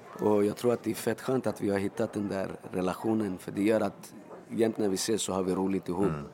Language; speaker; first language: Swedish; early bilingual, other home language; Spanish